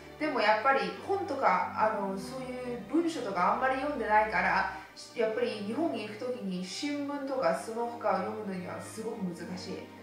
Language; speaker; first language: Japanese; early bilingual, heritage; Japanese